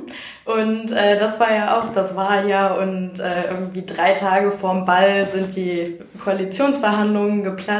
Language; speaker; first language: German; native; German